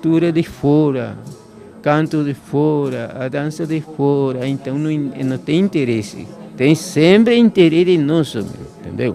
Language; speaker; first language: Portuguese; non-native, local second language; Guarani